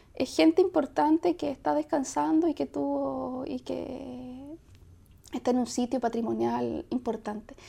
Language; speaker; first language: Spanish; native; Spanish